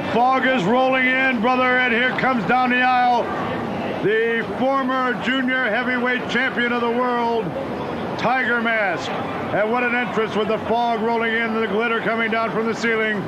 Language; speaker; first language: English; native; English